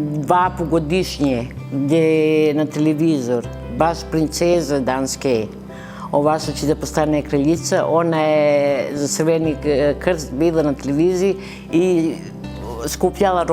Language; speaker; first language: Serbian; early bilingual, other home language; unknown